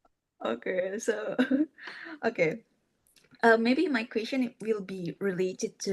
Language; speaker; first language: English; non-native, fluent; Indonesian